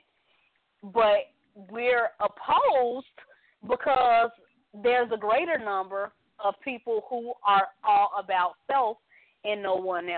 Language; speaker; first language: English; native; English